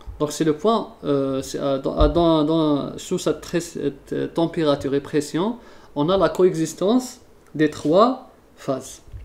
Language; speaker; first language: French; non-native, local second language; Arabic